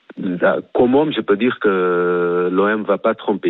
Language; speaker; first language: French; non-native, fluent; Portuguese